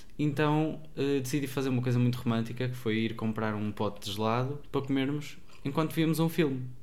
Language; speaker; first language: Portuguese; native; Portuguese